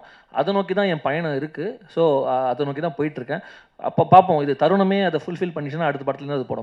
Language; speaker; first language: Tamil; native; Tamil